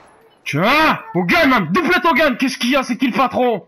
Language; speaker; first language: French; native; French